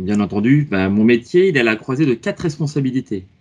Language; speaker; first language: French; native; French